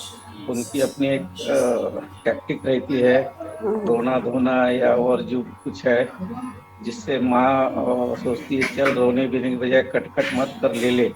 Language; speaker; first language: Hindi; native; Hindi